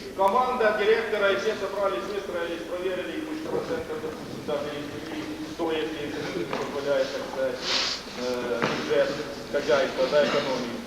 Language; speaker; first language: Russian; native; Russian